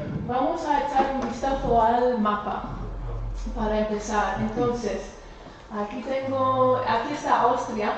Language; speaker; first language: Spanish; non-native, fluent; German